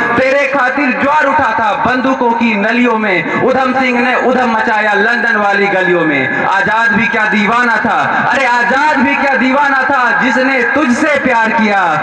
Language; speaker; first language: Hindi; native; Hindi